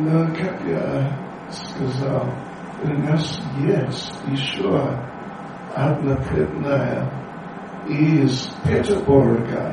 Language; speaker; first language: Russian; non-native, learner; English